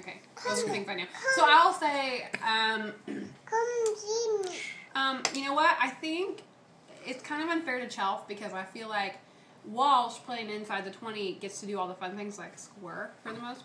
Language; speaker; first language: English; native; English